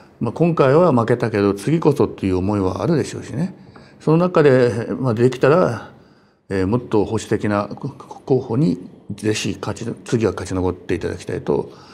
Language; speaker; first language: Japanese; native; Japanese